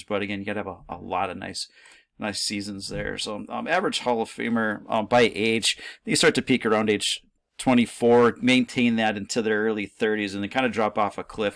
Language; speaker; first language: English; native; English